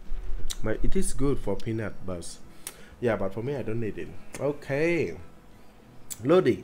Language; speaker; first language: English; non-native, learner; Khmer